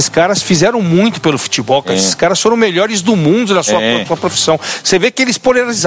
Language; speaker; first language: Portuguese; native; Portuguese